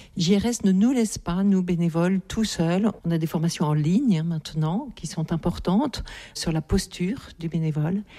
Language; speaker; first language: French; native; French